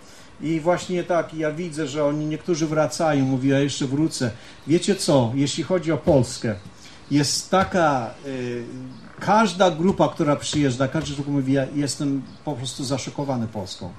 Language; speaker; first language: Polish; early bilingual, heritage; Polish